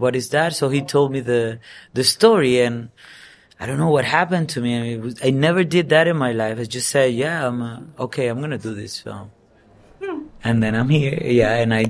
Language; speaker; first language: English; non-native, fluent; Spanish